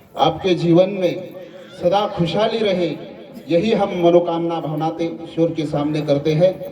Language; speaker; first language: Hindi; non-native, local second language; Marathi